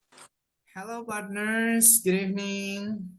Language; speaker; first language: English; non-native, fluent; Indonesian